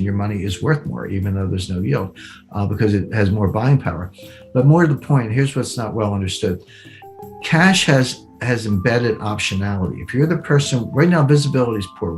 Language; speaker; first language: English; native; English